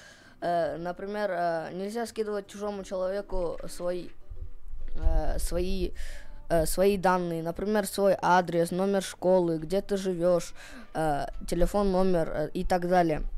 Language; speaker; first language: Russian; non-native, local second language; Kyrgyz